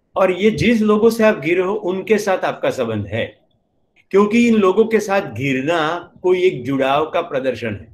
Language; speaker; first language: Hindi; non-native, local second language; Gujarati